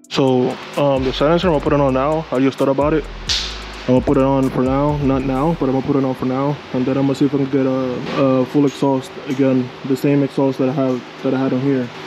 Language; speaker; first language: English; early bilingual, other home language; Spanish